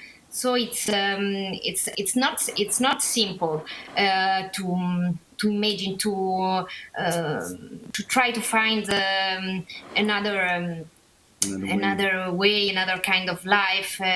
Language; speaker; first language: English; non-native, learner; Italian